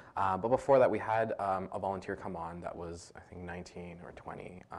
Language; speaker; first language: English; native; English